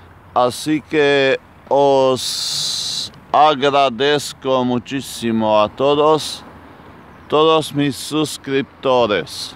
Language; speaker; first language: Spanish; non-native, fluent; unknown